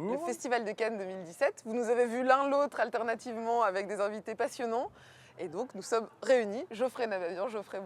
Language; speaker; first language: French; native; French